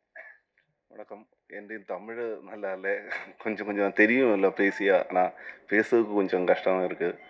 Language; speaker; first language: Tamil; non-native, learner; Malayalam